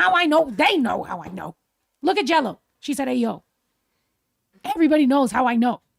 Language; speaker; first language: English; early bilingual, other home language; Spanish